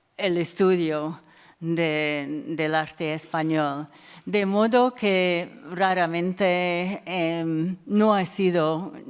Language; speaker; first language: Spanish; non-native, fluent; English